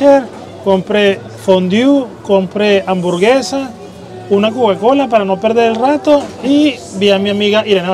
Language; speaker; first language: Spanish; native; Spanish